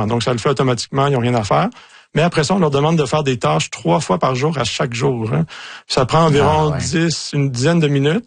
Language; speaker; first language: French; native; French